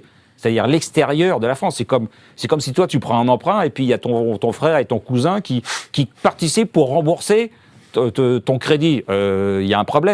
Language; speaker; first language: French; native; French